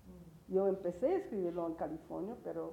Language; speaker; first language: Spanish; early bilingual, heritage; English